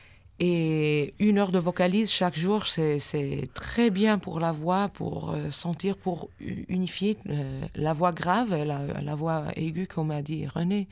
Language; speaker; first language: French; non-native, fluent; English